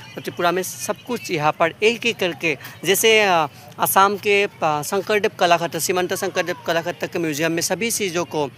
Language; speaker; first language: Hindi; non-native, local second language; Assamese